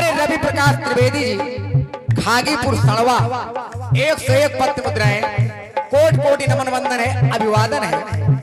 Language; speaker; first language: Hindi; native; Hindi